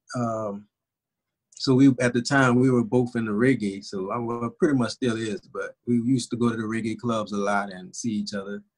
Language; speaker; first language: English; native; English